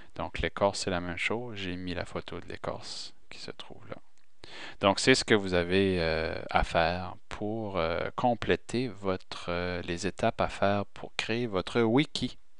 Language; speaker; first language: French; native; French